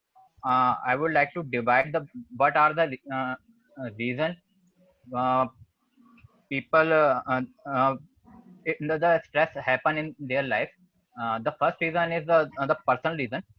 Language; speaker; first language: English; non-native, learner; Hindi